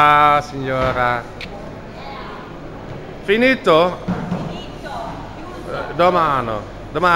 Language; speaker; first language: Italian; non-native, learner; Dutch